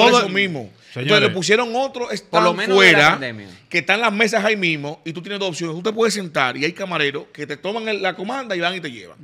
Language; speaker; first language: Spanish; native; Spanish